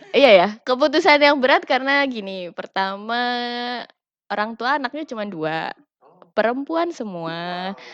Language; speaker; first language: Indonesian; native; Indonesian